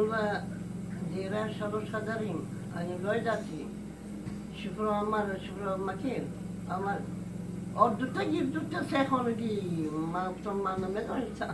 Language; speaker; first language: Hebrew; non-native, learner; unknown